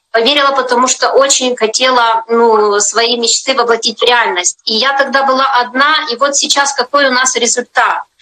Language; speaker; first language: Russian; native; Russian